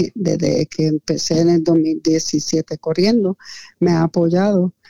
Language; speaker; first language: Spanish; early bilingual, heritage; Spanish